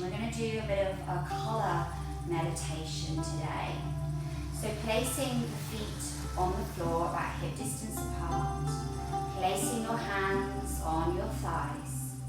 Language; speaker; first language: English; native; English